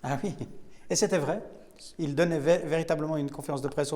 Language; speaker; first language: French; native; French